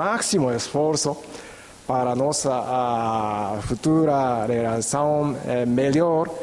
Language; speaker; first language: Portuguese; non-native, fluent; Japanese